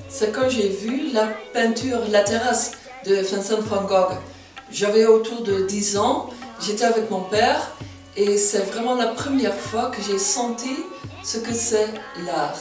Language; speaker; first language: French; non-native, fluent; Dutch